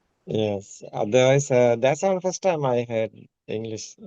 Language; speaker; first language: English; non-native, learner; Sinhala